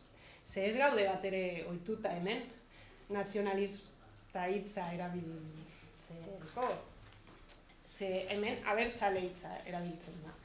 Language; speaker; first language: Basque; non-native, fluent; Catalan